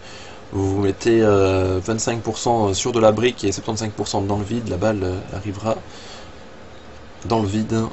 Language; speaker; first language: French; native; French